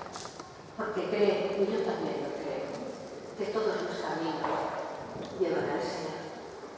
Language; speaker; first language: Spanish; native; Spanish